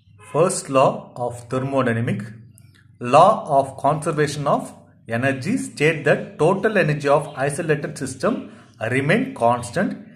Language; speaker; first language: English; non-native, local second language; Tamil